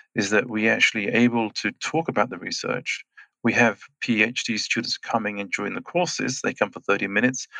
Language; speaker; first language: English; native; English